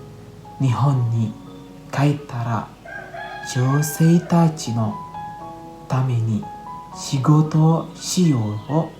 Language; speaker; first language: Japanese; non-native, learner; Indonesian